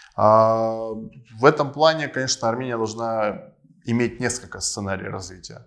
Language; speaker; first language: Russian; non-native, local second language; Armenian